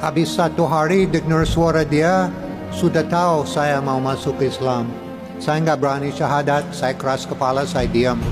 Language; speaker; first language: Indonesian; non-native, fluent; English